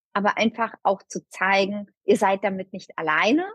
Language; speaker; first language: German; early bilingual, other home language; Turkish